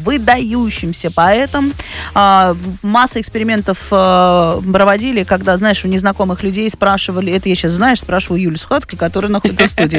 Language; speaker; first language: Russian; native; Russian